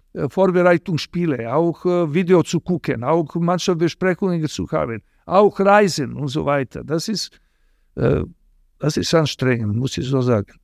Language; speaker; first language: German; non-native, fluent; Serbian